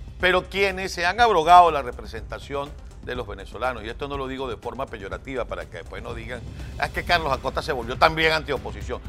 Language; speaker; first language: Spanish; native; Spanish